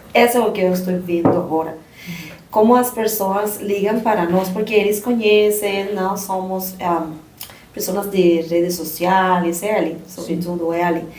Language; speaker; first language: Portuguese; non-native, learner; Spanish